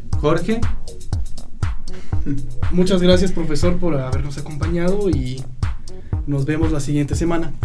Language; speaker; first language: Spanish; native; Spanish